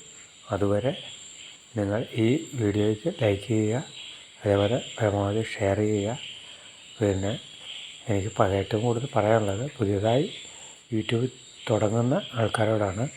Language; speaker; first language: Malayalam; native; Malayalam